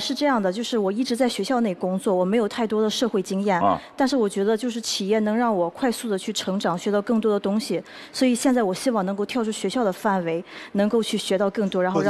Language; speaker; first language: Chinese; native; Chinese